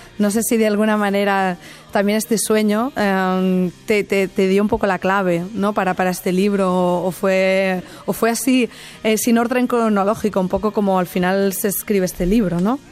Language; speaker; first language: Spanish; non-native, local second language; Catalan